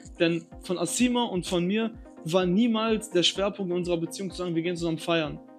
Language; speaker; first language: German; early bilingual, other home language; Albanian